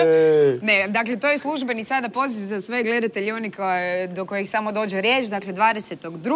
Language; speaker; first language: Bosnian; native; Bosnian